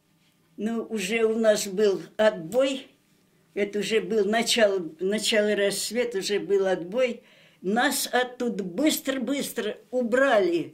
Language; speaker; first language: Russian; native; Russian